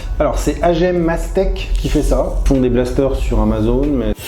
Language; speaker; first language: French; native; French